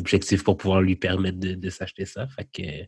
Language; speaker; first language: French; native; French